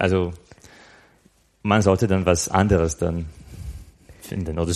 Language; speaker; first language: German; non-native, fluent; Slovak